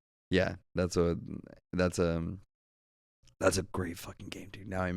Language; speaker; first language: English; native; English